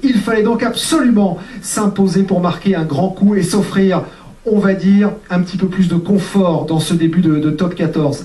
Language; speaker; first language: French; native; French